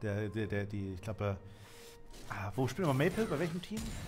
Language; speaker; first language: German; native; German